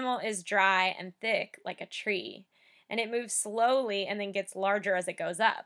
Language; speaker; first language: English; native; English